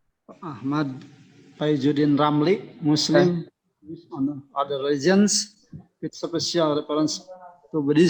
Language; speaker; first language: English; non-native, local second language; Indonesian